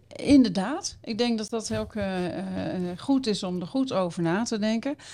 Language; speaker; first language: Dutch; native; Dutch